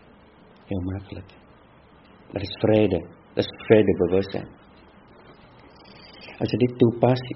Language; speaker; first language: Dutch; non-native, fluent; Vietnamese